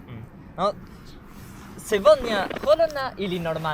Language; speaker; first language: Russian; non-native, learner; Italian